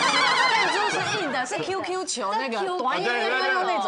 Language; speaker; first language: Chinese; native; Chinese